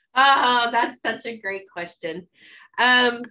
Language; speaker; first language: English; native; English